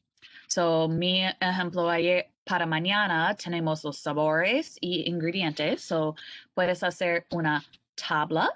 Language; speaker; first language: Spanish; non-native, learner; English